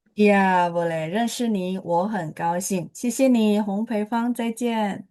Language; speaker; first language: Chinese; non-native, fluent; Indonesian